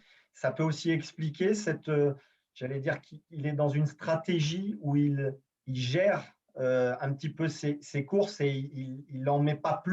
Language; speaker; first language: French; native; French